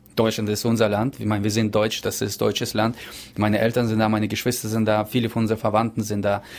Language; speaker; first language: German; early bilingual, heritage; German